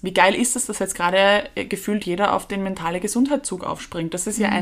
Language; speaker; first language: German; native; German